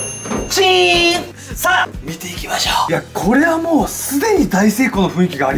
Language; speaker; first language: Japanese; native; Japanese